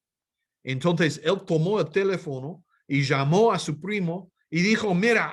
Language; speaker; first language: Spanish; non-native, fluent; English